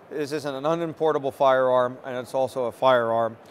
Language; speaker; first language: English; non-native, local second language; Filipino